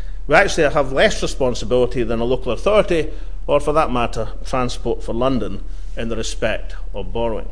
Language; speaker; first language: English; native; English